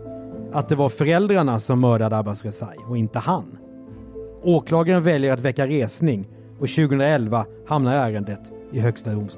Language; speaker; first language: Swedish; native; Swedish